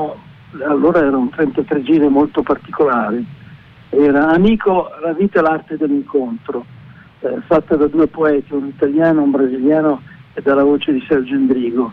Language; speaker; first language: Italian; native; Italian